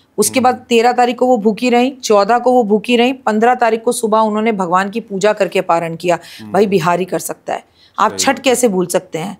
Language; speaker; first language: Hindi; native; Hindi